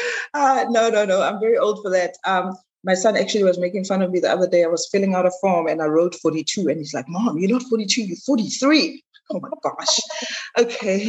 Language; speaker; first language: English; non-native, local second language; Zulu